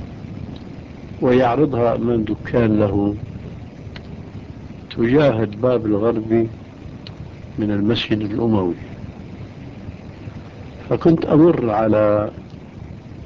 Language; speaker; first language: Arabic; early bilingual, other home language; Albanian